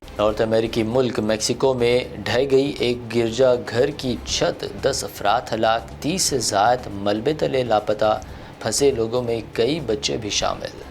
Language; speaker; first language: Urdu; native; Urdu